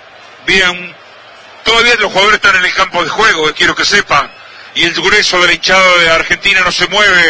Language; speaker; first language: Spanish; native; Spanish